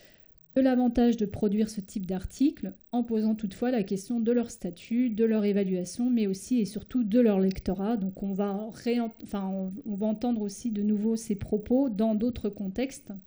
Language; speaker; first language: French; native; French